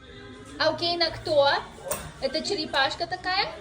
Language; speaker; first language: Russian; early bilingual, heritage; Russian